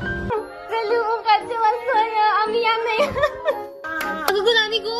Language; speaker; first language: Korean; non-native, learner; Filipino